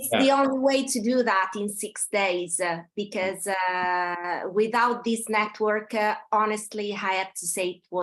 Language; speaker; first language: English; non-native, fluent; Italian